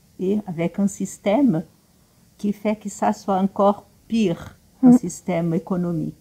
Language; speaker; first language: French; non-native, fluent; Portuguese